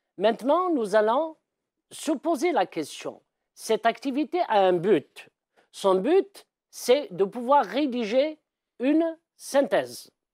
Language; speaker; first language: French; non-native, local second language; Arabic